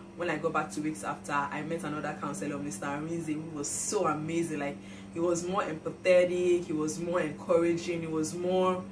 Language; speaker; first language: English; non-native, local second language; Yoruba